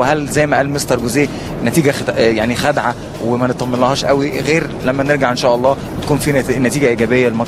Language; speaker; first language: Arabic; native; Arabic